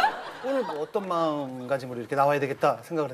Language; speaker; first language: Korean; native; Korean